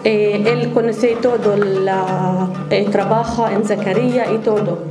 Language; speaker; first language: Spanish; non-native, learner; Arabic